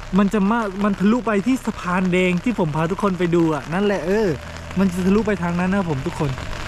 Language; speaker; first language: Thai; native; Thai